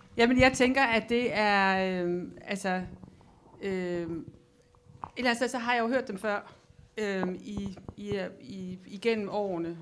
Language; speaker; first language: Danish; native; Danish